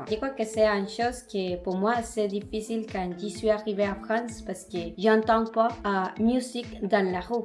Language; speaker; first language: French; non-native, learner; Spanish